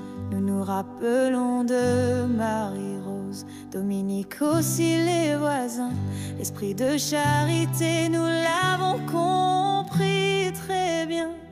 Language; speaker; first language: French; native; French